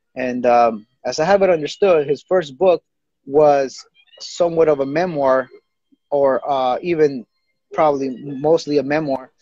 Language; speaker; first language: English; early bilingual, other home language; Spanish